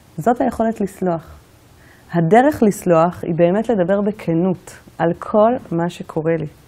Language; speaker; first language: Hebrew; native; Hebrew